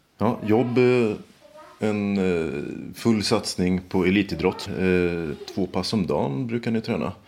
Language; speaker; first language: Swedish; native; Swedish